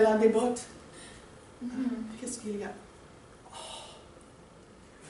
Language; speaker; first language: French; non-native, learner; English